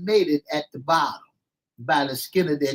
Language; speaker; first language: English; native; English